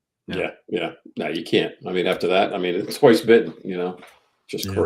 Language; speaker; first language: English; native; English